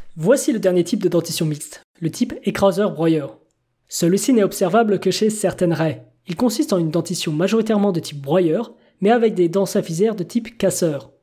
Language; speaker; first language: French; native; French